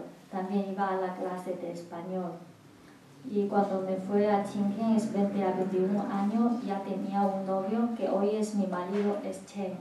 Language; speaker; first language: Spanish; non-native, learner; Chinese